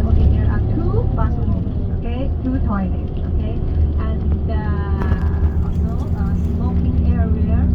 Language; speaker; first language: English; non-native, learner; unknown